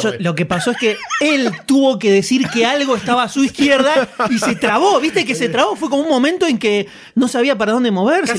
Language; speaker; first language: Spanish; native; Spanish